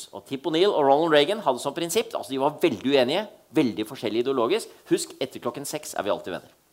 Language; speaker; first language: Norwegian; native; Norwegian